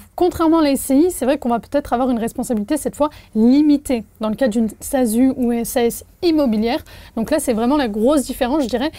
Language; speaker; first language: French; native; French